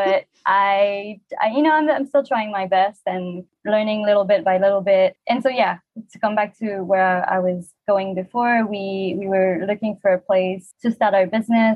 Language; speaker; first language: English; non-native, fluent; French